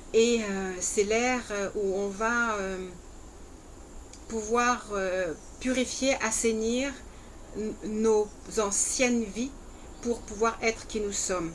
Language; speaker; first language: French; native; French